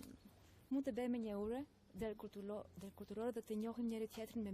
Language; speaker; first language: Albanian; non-native, learner; Greek